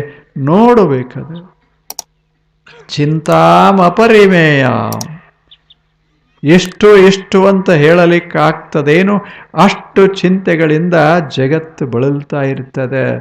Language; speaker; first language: Kannada; native; Kannada